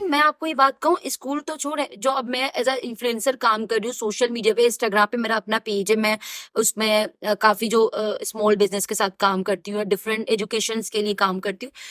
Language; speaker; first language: Urdu; non-native, local second language; Baluchi